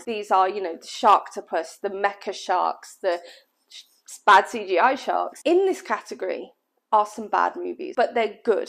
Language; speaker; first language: English; native; English